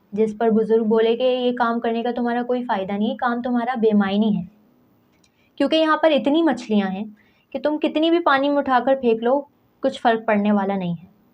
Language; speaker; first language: Urdu; native; Urdu